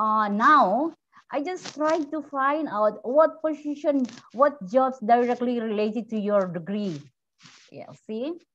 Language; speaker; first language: English; non-native, fluent; Indonesian